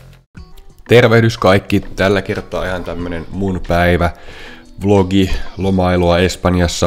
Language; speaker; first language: Finnish; native; Finnish